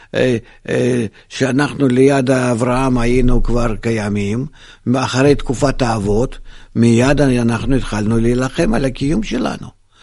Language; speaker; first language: Hebrew; non-native, fluent; Russian